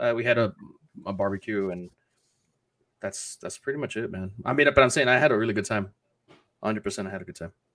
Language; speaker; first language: English; early bilingual, other home language; Spanish